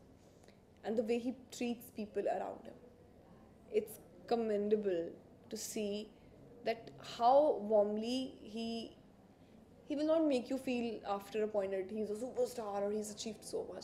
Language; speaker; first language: English; non-native, local second language; Hindi